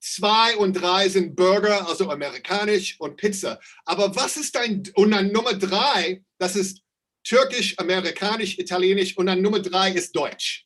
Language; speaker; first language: German; non-native, fluent; English